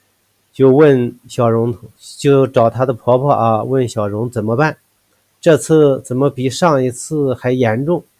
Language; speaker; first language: Chinese; native; Chinese